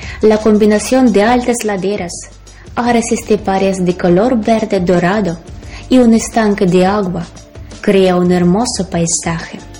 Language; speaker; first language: Spanish; non-native, fluent; Ukrainian